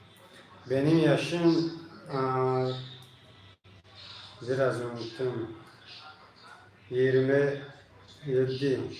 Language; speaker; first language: Turkish; non-native, learner; Tajik